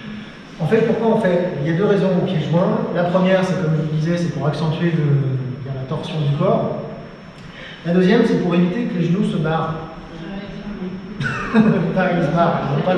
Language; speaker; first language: French; native; French